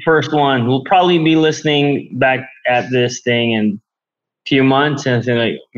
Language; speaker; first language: English; non-native, local second language; Filipino